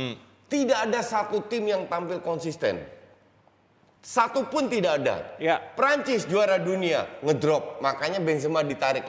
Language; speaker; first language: Indonesian; native; Indonesian